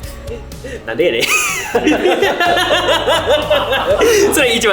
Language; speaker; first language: Japanese; non-native, learner; English